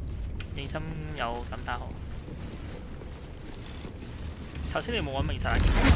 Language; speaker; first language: Chinese; native; Chinese